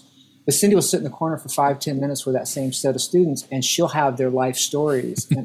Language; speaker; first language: English; native; English